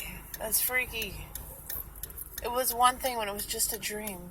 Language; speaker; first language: English; native; English